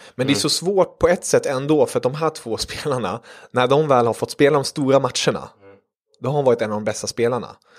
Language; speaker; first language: Swedish; early bilingual, other home language; German